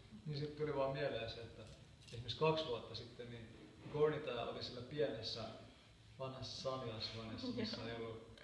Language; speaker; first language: Finnish; native; Finnish